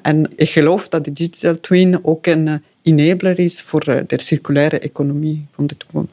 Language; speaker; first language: Dutch; non-native, fluent; Italian